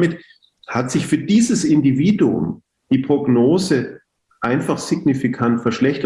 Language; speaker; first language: German; native; German